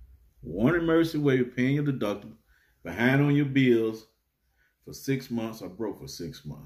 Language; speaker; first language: English; native; English